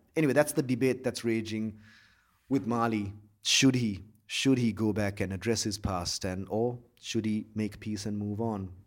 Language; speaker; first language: English; non-native, local second language; Sinhala